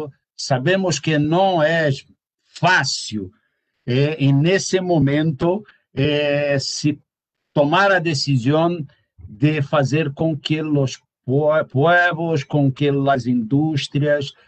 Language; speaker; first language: Spanish; non-native, learner; Portuguese